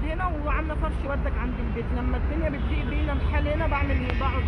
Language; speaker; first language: Arabic; native; Arabic